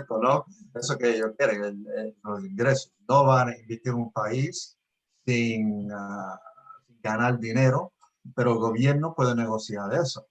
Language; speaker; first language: Spanish; early bilingual, heritage; Spanish